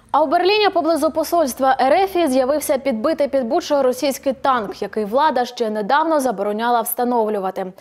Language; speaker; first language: Ukrainian; native; Ukrainian